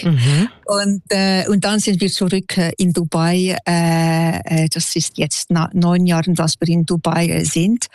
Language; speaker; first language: German; non-native, local second language; French